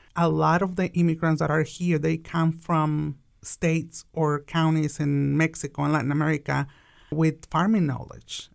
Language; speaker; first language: English; non-native, fluent; Spanish